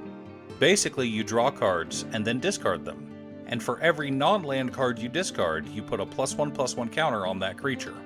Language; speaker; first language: English; native; English